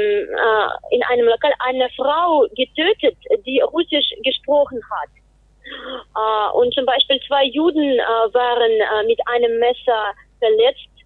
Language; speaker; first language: German; non-native, fluent; Russian